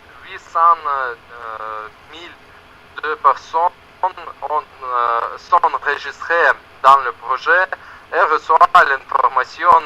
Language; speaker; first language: French; non-native, learner; Russian